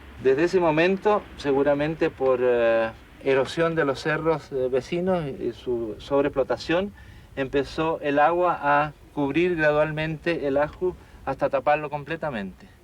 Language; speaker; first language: Spanish; native; Spanish